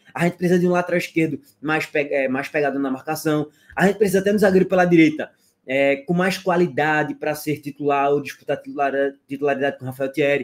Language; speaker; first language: Portuguese; native; Portuguese